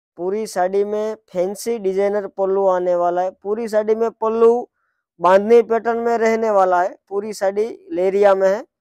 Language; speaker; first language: Hindi; non-native, local second language; Gujarati